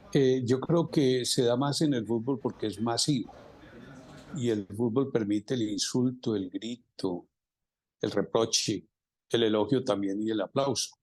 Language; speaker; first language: Spanish; native; Spanish